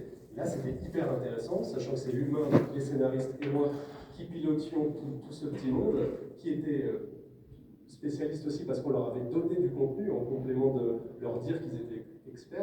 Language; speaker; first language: French; native; French